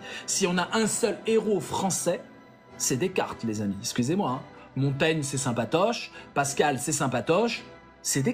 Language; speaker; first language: French; native; French